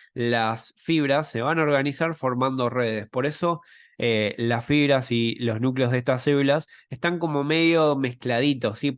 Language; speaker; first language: Spanish; native; Spanish